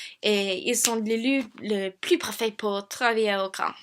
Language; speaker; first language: French; non-native, fluent; English